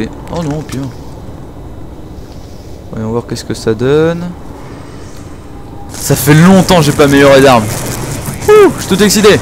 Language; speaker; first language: French; native; French